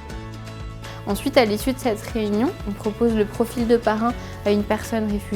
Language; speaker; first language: French; native; French